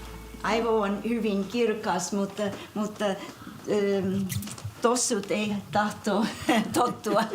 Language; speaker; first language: Finnish; non-native, learner; English